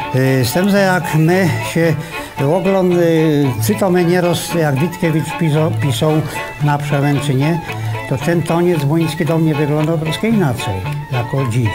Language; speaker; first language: Polish; native; Polish